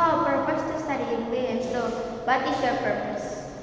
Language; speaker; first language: English; non-native, learner; Indonesian